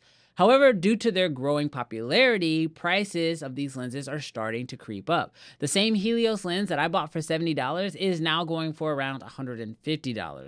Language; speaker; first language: English; native; English